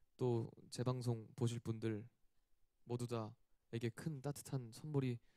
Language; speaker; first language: Korean; native; Korean